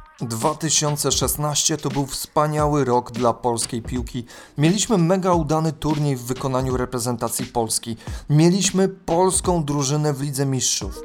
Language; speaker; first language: Polish; native; Polish